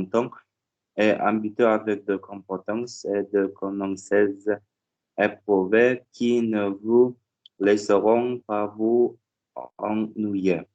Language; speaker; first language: French; non-native, learner; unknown